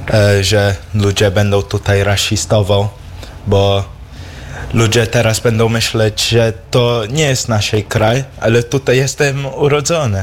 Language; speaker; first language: Polish; early bilingual, heritage; English